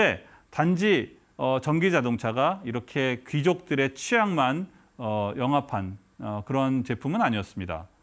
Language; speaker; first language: Korean; native; Korean